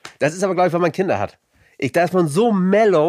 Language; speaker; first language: German; native; German